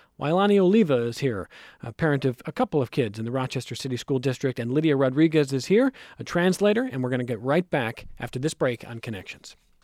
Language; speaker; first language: English; native; English